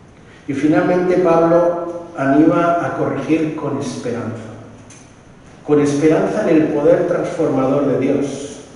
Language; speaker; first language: Spanish; native; Spanish